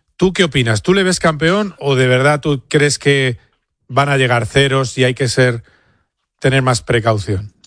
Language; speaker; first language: Spanish; native; Spanish